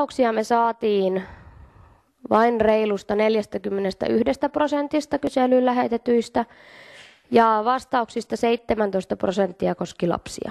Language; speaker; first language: Finnish; native; Finnish